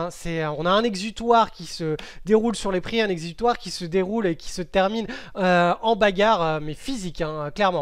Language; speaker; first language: French; native; French